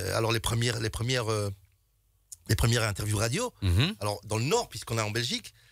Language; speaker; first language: French; native; French